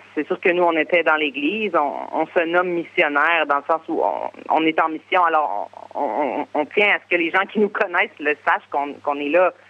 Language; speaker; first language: French; native; French